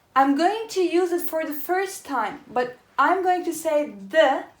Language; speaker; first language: English; non-native, fluent; Turkish